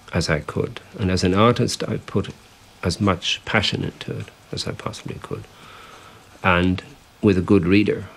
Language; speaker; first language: English; native; English